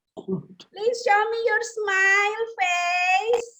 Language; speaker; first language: English; non-native, learner; Indonesian